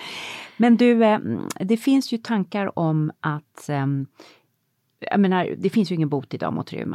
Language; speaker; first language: Swedish; native; Swedish